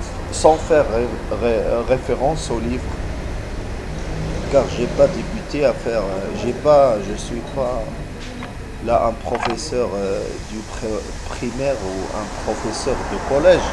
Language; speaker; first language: French; non-native, local second language; Arabic